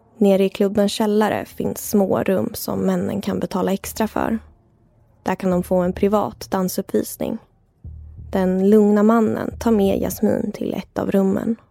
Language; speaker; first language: Swedish; native; Swedish